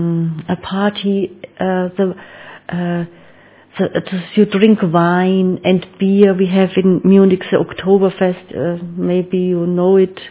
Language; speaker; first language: English; non-native, learner; German